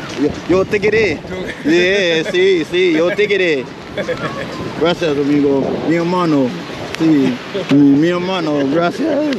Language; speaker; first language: Spanish; non-native, learner; English